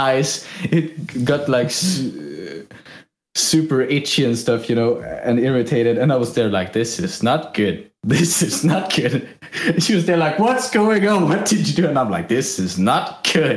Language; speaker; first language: English; non-native, fluent; Swedish